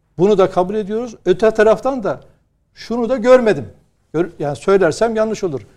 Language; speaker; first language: Turkish; native; Turkish